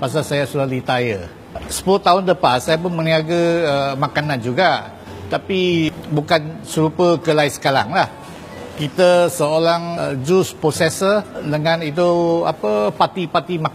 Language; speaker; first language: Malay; non-native, local second language; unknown